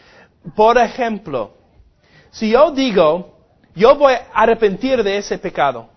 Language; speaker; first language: Spanish; non-native, fluent; English